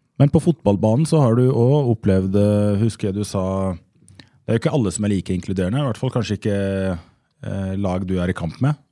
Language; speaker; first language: Norwegian; native; Norwegian